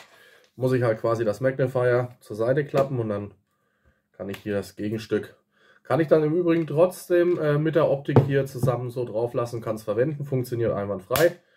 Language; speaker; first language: German; native; German